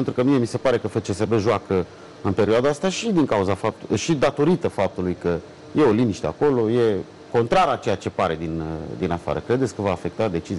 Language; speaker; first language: Romanian; native; Romanian